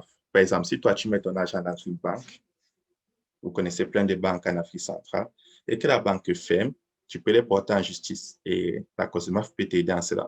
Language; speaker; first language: French; native; French